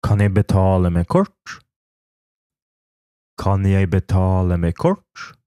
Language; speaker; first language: Norwegian; non-native, fluent; Polish